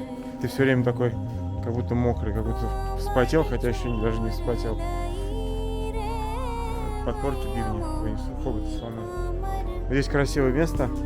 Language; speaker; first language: Russian; native; Russian